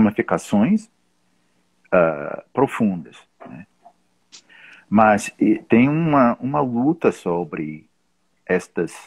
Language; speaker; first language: Portuguese; non-native, fluent; English